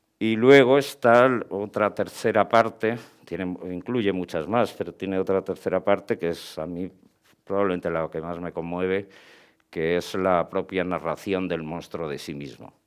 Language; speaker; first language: Spanish; native; Spanish